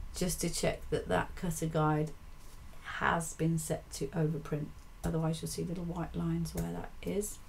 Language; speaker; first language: English; native; English